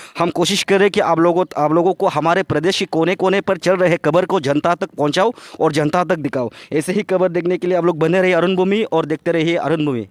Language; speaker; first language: Hindi; non-native, local second language; Adi